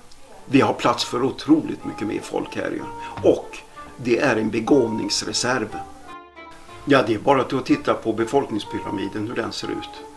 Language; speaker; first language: Swedish; native; Swedish